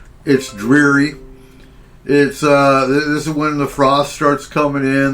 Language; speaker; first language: English; native; English